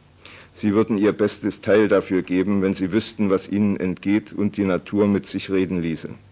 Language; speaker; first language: German; native; German